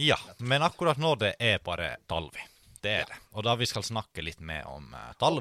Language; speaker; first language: Norwegian; non-native, fluent; Finnish